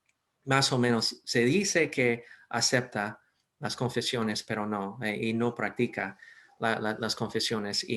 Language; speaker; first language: Spanish; non-native, fluent; English